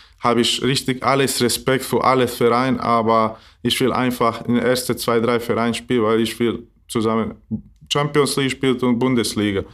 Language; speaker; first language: German; non-native, learner; Bosnian